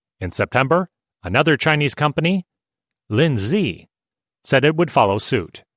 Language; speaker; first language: English; native; English